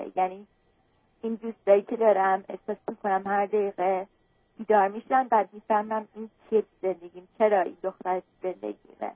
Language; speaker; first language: Persian; early bilingual, heritage; Persian